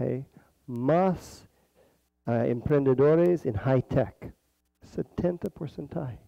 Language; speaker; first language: Spanish; non-native, fluent; English